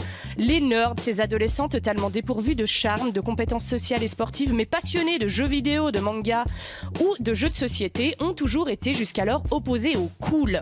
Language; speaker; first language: French; native; French